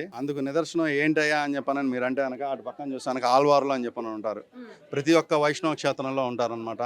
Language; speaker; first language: Telugu; native; Telugu